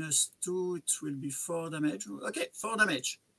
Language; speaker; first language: English; non-native, fluent; French